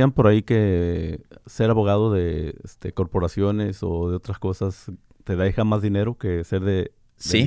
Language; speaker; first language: Spanish; native; Spanish